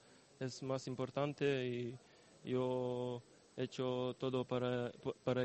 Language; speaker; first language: Spanish; non-native, learner; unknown